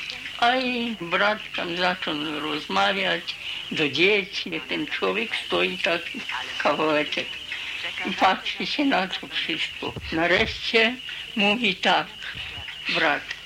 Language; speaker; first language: Polish; early bilingual, heritage; Polish